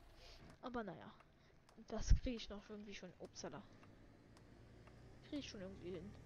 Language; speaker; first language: German; native; German